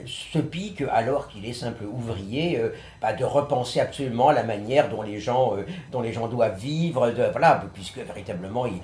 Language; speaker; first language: French; native; French